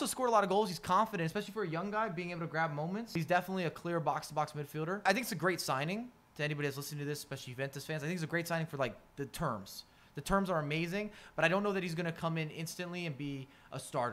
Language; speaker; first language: English; native; English